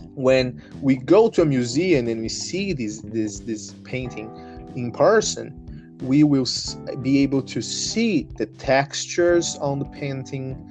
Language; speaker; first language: English; non-native, fluent; Portuguese